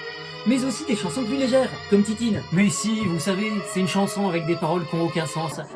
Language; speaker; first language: French; native; French